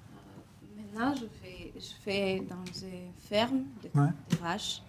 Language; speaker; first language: French; non-native, learner; Kinyarwanda